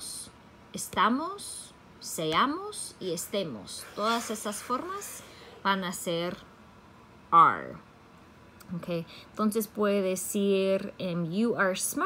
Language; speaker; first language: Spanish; non-native, fluent; English